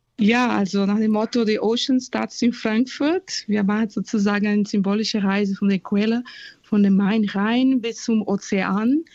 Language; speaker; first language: German; non-native, fluent; Portuguese